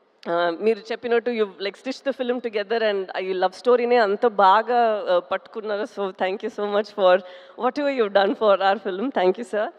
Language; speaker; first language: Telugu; non-native, fluent; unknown